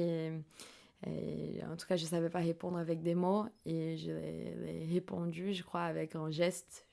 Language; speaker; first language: French; non-native, fluent; Portuguese